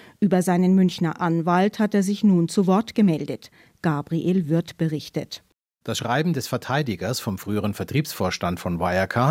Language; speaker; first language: German; native; German